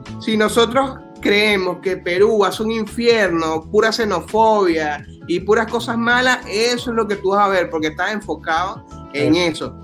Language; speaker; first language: Spanish; native; Spanish